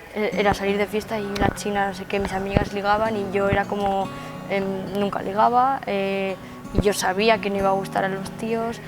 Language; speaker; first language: Spanish; early bilingual, other home language; Chinese